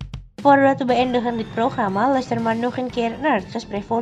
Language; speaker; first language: Dutch; non-native, fluent; Indonesian